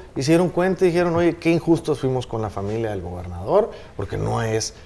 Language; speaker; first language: Spanish; native; Spanish